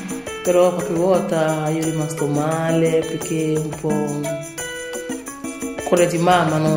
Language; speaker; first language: Italian; non-native, learner; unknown